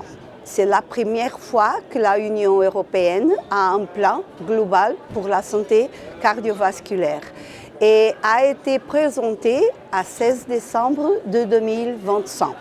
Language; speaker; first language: French; non-native, fluent; Portuguese